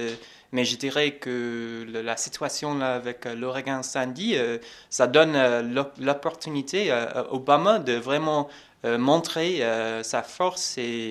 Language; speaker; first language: French; non-native, fluent; English